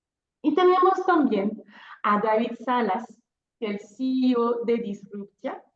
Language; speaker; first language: Spanish; non-native, fluent; French